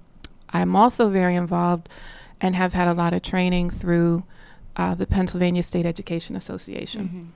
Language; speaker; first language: English; native; English